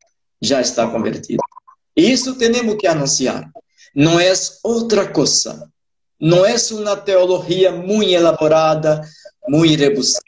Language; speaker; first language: Spanish; non-native, fluent; Portuguese